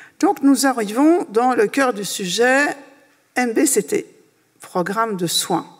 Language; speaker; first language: French; native; French